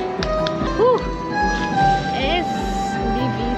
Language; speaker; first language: Spanish; non-native, learner; English